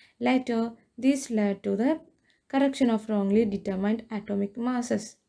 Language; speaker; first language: English; non-native, local second language; Malayalam